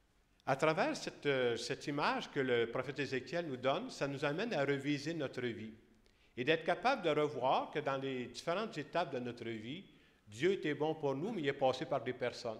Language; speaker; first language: French; native; French